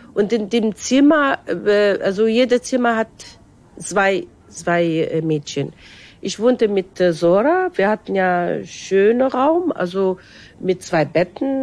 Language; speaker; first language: German; non-native, fluent; Arabic